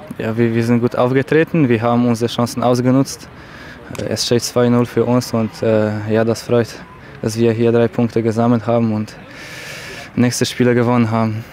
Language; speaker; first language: German; non-native, fluent; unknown